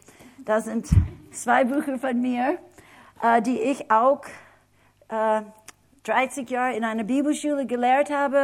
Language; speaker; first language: German; non-native, fluent; English